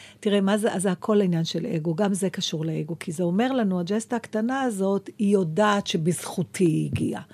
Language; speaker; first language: Hebrew; native; Hebrew